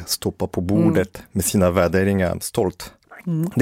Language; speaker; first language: Swedish; native; Swedish